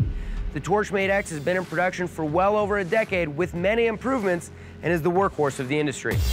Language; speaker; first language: English; native; English